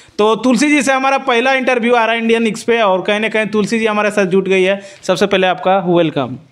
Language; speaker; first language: Hindi; native; Hindi